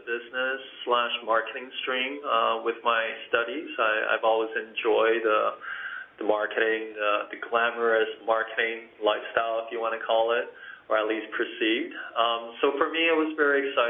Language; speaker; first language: English; early bilingual, other home language; Chinese